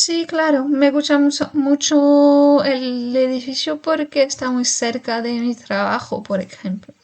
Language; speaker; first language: Spanish; non-native, learner; French